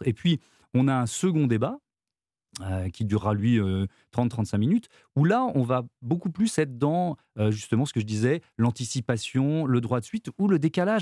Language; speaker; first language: French; native; French